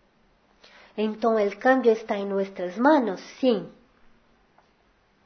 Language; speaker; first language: Spanish; non-native, fluent; Portuguese